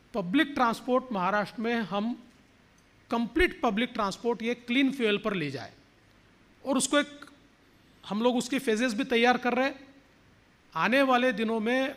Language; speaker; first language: Hindi; non-native, local second language; Marathi